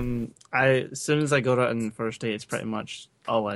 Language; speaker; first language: English; native; English